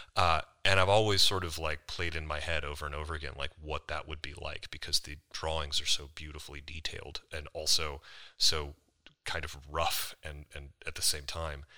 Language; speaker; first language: English; native; English